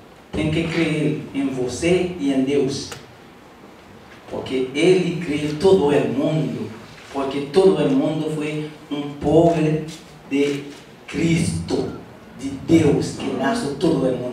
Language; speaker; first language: Portuguese; non-native, learner; Haitian Creole